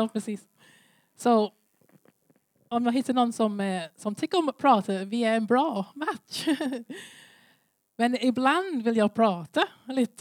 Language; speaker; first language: Swedish; non-native, learner; English